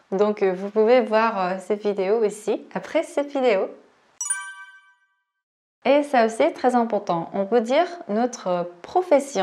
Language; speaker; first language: French; non-native, learner; Korean